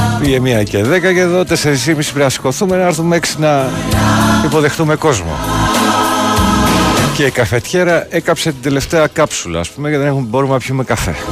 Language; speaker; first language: Greek; native; Greek